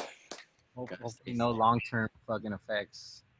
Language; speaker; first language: English; native; English